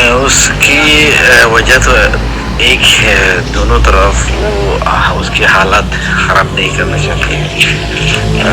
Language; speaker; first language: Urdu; non-native, fluent; Rohingya